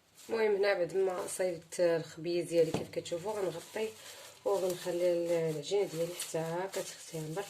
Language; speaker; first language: Arabic; native; Arabic